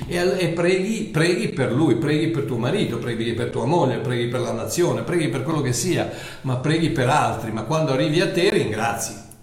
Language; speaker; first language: Italian; non-native, fluent; English